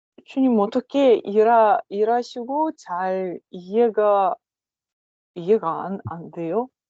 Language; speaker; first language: Korean; non-native, learner; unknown